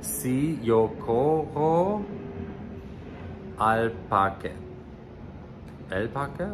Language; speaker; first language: Spanish; non-native, learner; English